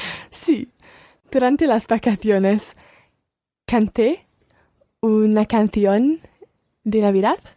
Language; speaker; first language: Spanish; non-native, learner; English